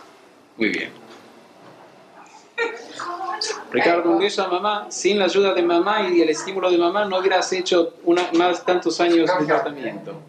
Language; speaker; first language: Spanish; native; Spanish